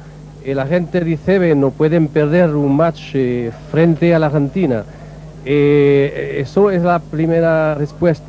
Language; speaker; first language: Spanish; non-native, learner; French